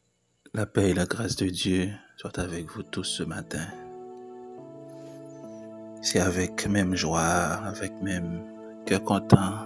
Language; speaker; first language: French; non-native, learner; Haitian Creole